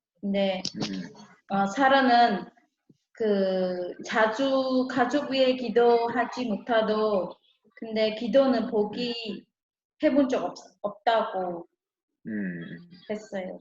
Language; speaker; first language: Korean; non-native, learner; Khmer